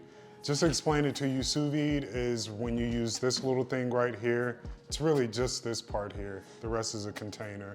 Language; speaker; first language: English; native; English